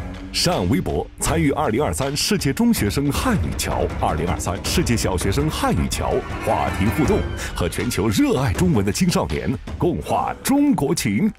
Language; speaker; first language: Chinese; native; Chinese